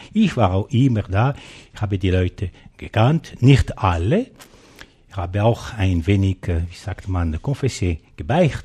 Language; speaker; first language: German; non-native, local second language; French